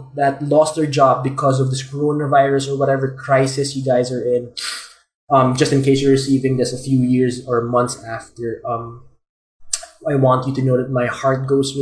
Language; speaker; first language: English; non-native, local second language; Filipino